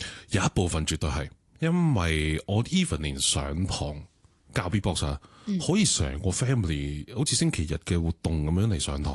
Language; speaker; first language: Cantonese; native; Cantonese